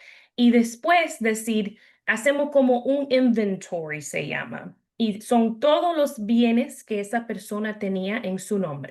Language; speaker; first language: Spanish; early bilingual, heritage; English